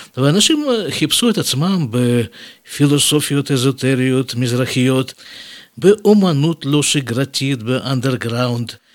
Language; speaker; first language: Hebrew; non-native, fluent; Russian